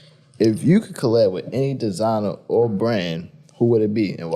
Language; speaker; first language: English; native; English